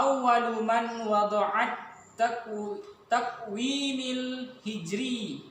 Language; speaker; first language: Arabic; non-native, learner; Indonesian